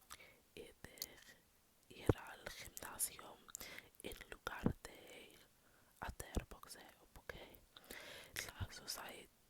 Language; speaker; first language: Spanish; non-native, learner; English